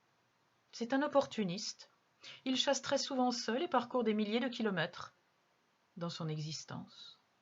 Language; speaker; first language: French; native; French